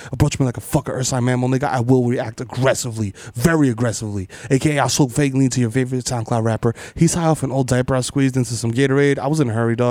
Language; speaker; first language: English; early bilingual, other home language; Spanish